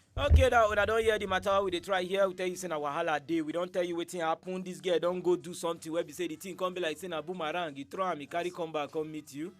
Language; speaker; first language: Nigerian Pidgin; native; Nigerian Pidgin